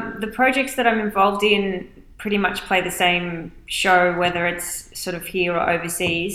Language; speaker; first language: English; native; English